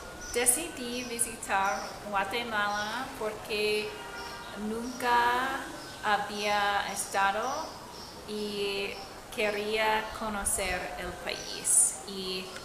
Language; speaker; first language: Spanish; non-native, learner; English